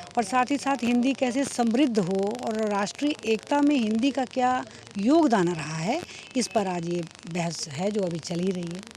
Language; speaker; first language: Hindi; native; Hindi